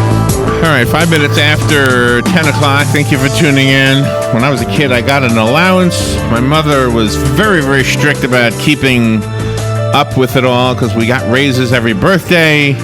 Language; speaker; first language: English; native; English